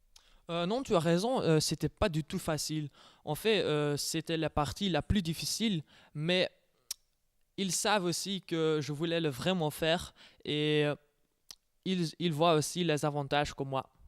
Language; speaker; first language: French; non-native, learner; Dutch